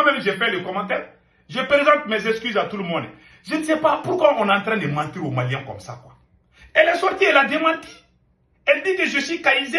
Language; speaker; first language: French; non-native, local second language; Bambara